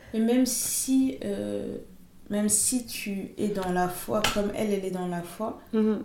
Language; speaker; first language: French; early bilingual, other home language; Lingala